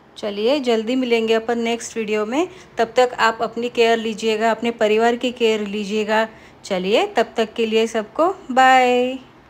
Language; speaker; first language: Hindi; non-native, local second language; Marathi